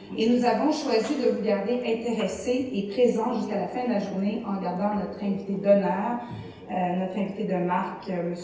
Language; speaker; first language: French; native; French